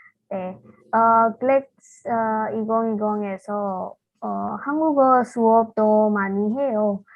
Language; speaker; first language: Korean; non-native, learner; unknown